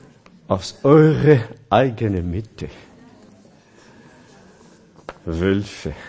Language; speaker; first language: German; non-native, fluent; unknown